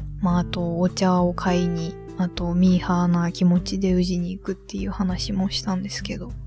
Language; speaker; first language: Japanese; native; Japanese